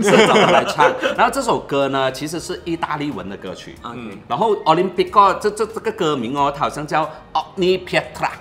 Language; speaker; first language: Chinese; native; Chinese